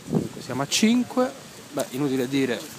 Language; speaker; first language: Italian; native; Italian